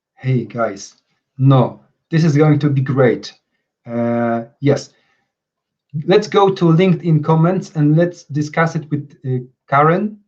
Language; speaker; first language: English; non-native, fluent; Polish